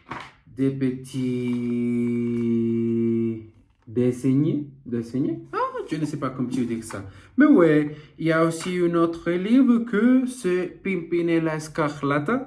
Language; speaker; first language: French; non-native, learner; Portuguese